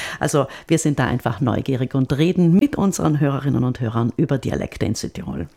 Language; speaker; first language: German; native; German